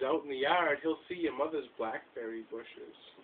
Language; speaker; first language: English; native; English